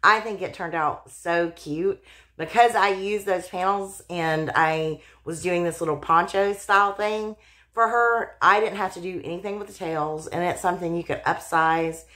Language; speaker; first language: English; native; English